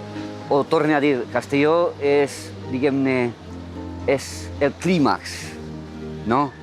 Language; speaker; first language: Catalan; early bilingual, other home language; Romanian